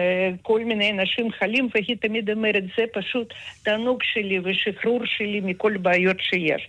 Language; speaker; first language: Hebrew; non-native, fluent; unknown